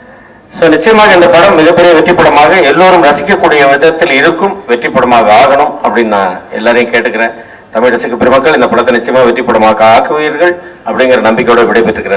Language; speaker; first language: Tamil; native; Tamil